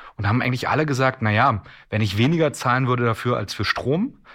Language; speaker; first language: German; native; German